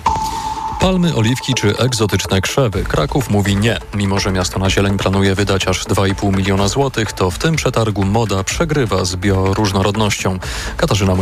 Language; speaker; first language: Polish; native; Polish